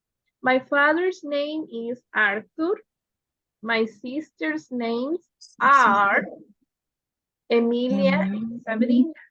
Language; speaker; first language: English; non-native, fluent; Spanish